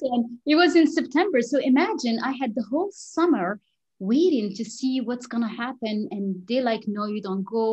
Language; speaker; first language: English; non-native, fluent; Arabic